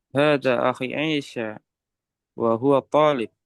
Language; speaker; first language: Arabic; non-native, learner; Indonesian